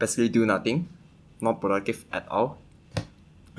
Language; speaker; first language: English; non-native, local second language; Chinese